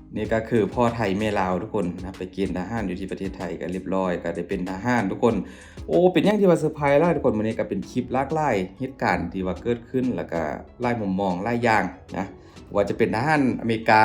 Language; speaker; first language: Thai; non-native, local second language; Lao